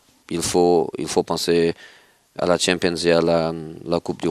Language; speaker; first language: French; non-native, fluent; Portuguese